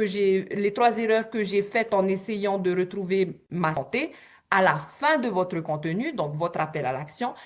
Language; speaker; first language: French; native; French